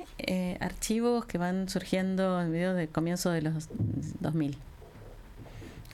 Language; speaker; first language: Spanish; native; Spanish